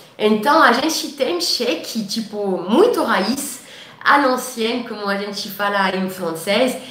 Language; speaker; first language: Portuguese; non-native, fluent; French